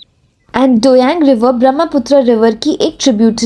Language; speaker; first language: Hindi; native; Hindi